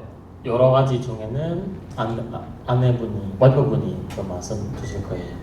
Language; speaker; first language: Korean; non-native, fluent; Indonesian